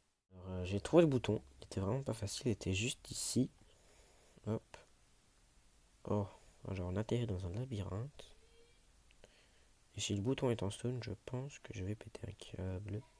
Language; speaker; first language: French; native; French